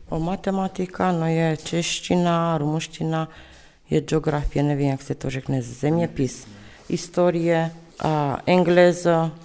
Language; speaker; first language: Czech; early bilingual, heritage; Czech